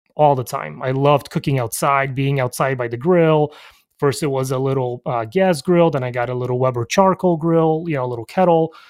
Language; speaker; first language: English; early bilingual, other home language; Polish